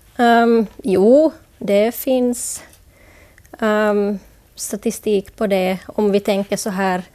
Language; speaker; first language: Swedish; native; Swedish